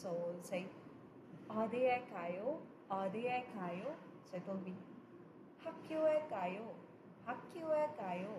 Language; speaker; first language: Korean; non-native, fluent; Cebuano